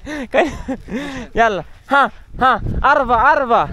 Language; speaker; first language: English; non-native, learner; Arabic